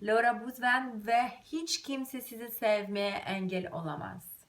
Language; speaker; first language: Turkish; non-native, fluent; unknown